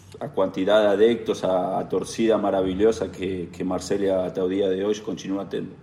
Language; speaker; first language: Portuguese; non-native, learner; Spanish